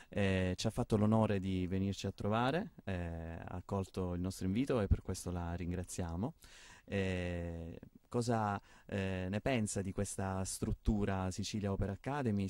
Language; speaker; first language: Italian; native; Italian